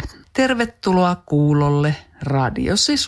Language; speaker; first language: Finnish; native; Finnish